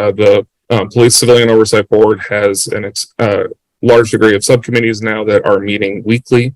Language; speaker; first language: English; native; English